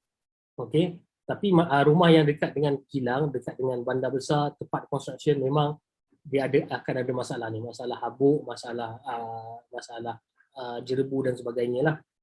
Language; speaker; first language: Malay; native; Malay